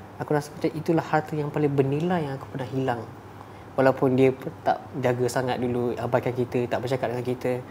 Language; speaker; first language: Malay; native; Malay